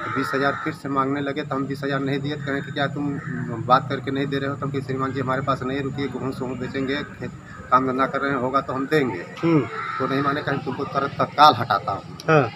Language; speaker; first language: Hindi; native; Hindi